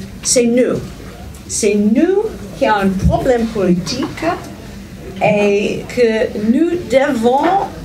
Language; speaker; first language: French; non-native, fluent; English